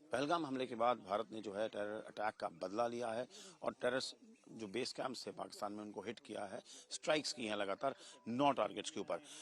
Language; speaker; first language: Hindi; non-native, local second language; Punjabi